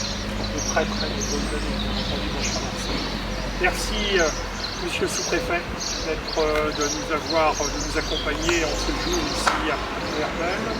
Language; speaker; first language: French; native; French